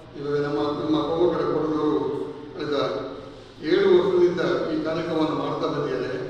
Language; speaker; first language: Kannada; non-native, local second language; Kodava